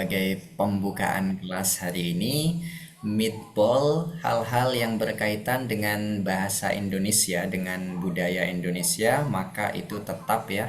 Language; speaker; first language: Indonesian; native; Indonesian